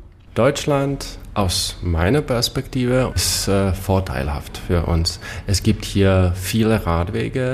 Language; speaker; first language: German; non-native, fluent; Czech